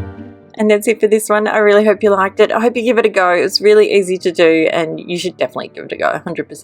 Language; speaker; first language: English; native; English